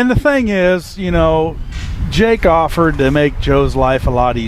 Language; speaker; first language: English; native; English